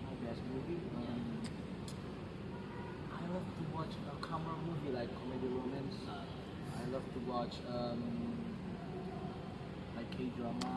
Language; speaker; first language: English; non-native, learner; Indonesian